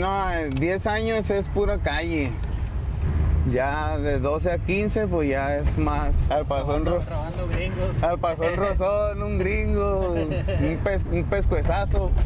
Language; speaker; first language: Spanish; native; Spanish